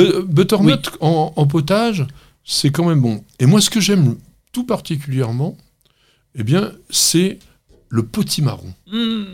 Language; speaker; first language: French; native; French